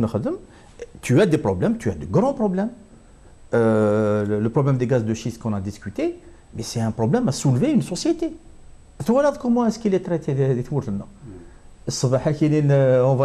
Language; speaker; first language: French; non-native, local second language; Kabyle